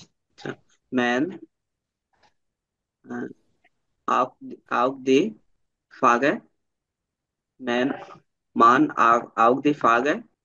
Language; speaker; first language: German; non-native, learner; Bangla